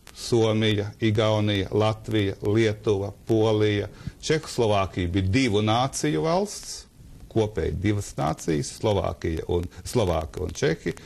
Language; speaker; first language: Latvian; native; Latvian